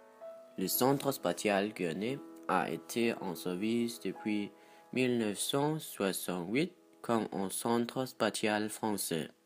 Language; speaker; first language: French; non-native, learner; Danish